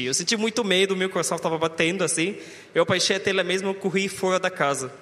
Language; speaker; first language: Portuguese; non-native, learner; Arabic